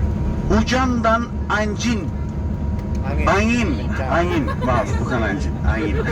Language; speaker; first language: Indonesian; non-native, fluent; Turkish